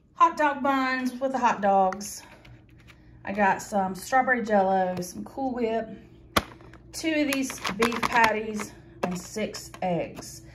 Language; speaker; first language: English; native; English